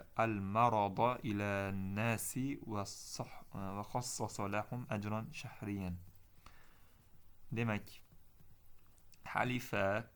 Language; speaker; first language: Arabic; non-native, fluent; Uzbek